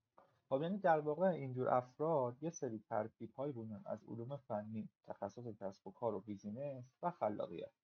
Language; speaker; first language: Persian; native; Persian